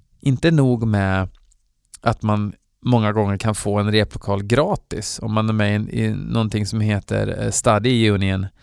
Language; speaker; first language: Swedish; native; Swedish